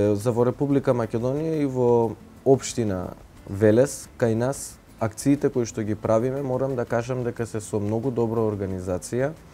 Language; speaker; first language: Macedonian; non-native, local second language; Turkish